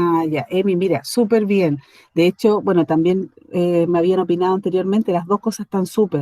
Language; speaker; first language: Spanish; native; Spanish